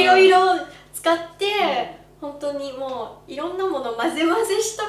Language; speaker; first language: Japanese; non-native, fluent; English